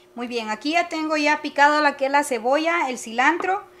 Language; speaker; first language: Spanish; native; Spanish